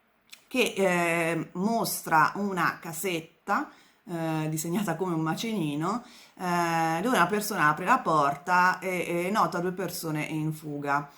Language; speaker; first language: Italian; native; Italian